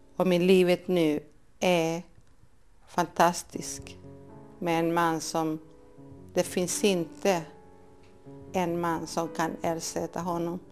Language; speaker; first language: Swedish; non-native, fluent; Spanish